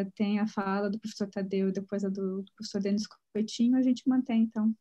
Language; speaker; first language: Portuguese; native; Portuguese